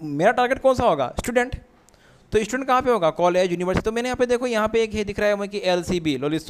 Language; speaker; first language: Hindi; non-native, local second language; Assamese